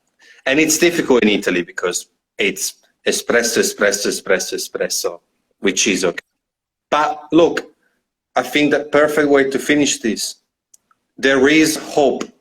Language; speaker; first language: English; non-native, fluent; Italian